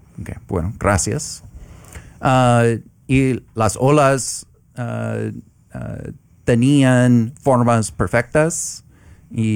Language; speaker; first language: Spanish; non-native, learner; English